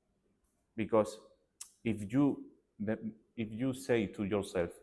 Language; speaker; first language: English; non-native, learner; Spanish